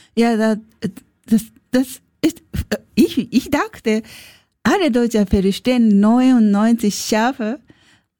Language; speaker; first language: German; non-native, learner; Japanese